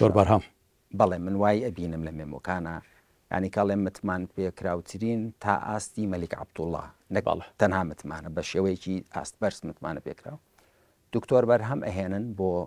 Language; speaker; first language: Central Kurdish; early bilingual, heritage; Central Kurdish